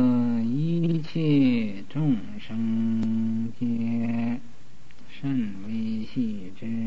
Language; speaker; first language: Chinese; native; Chinese